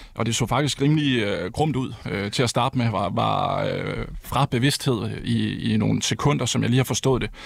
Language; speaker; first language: Danish; native; Danish